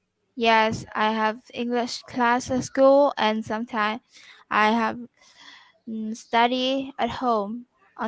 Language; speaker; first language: English; non-native, learner; Vietnamese